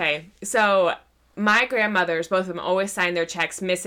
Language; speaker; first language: English; native; English